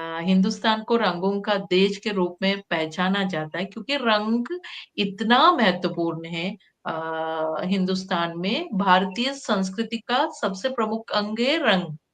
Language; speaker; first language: Hindi; non-native, fluent; Sinhala